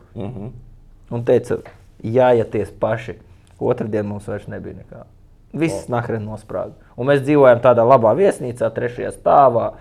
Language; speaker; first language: Latvian; native; Latvian